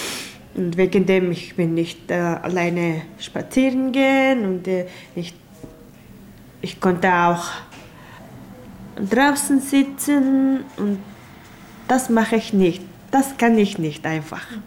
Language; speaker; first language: German; non-native, learner; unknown